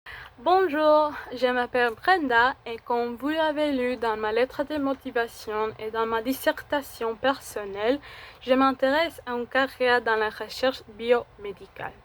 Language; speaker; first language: French; non-native, fluent; Spanish